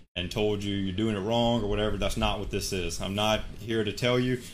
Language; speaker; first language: English; native; English